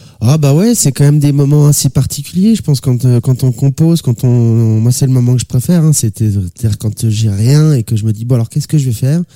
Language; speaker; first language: French; native; French